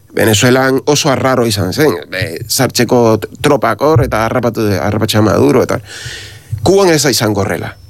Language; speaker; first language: Basque; non-native, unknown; Spanish